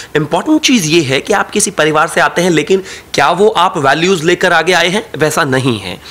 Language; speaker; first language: Hindi; native; Hindi